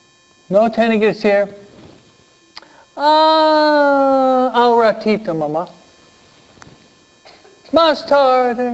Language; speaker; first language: Spanish; non-native, fluent; English